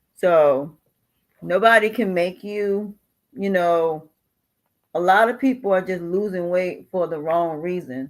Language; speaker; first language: English; native; English